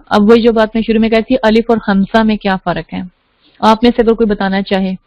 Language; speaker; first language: Urdu; native; Urdu